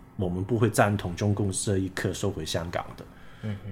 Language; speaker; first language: Chinese; non-native, local second language; Cantonese